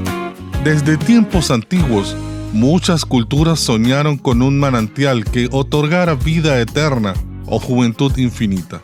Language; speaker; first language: Spanish; native; Spanish